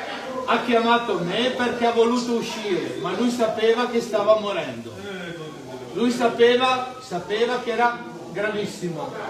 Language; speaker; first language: Italian; non-native, fluent; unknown